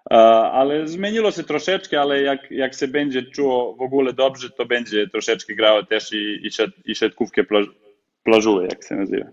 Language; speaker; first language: Polish; non-native, fluent; Serbian